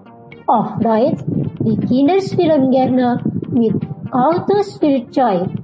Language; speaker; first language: German; non-native, learner; Indonesian